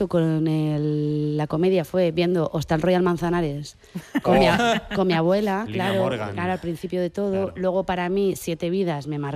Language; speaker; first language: Spanish; native; Spanish